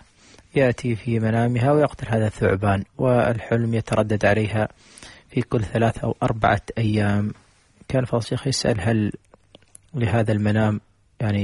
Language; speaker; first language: Arabic; native; Arabic